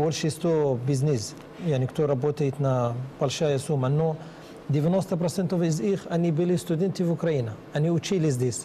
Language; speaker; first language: Russian; non-native, learner; Arabic